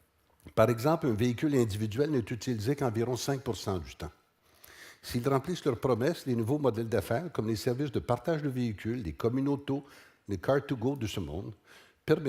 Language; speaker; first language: French; native; French